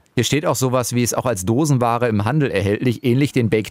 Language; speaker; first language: German; native; German